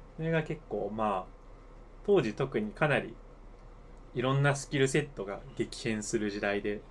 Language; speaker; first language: Japanese; native; Japanese